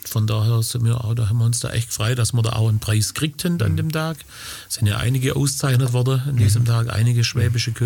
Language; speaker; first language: German; native; German